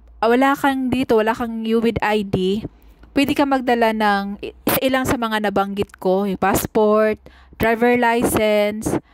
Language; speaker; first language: Filipino; native; Filipino